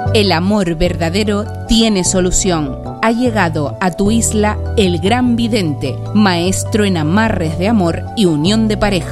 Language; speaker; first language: Spanish; native; Spanish